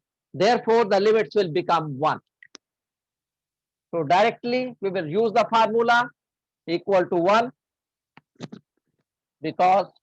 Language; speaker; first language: English; non-native, local second language; Hindi